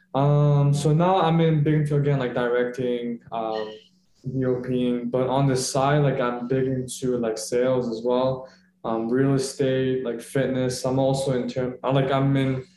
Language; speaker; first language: English; early bilingual, other home language; Korean